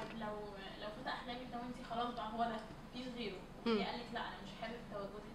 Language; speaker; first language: Arabic; native; Arabic